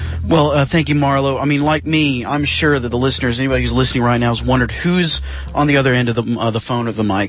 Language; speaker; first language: English; native; English